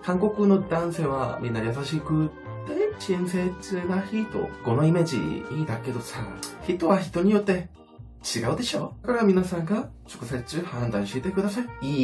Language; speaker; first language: Japanese; non-native, fluent; Korean